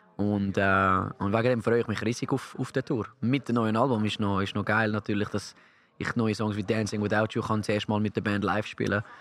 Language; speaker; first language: German; non-native, local second language; French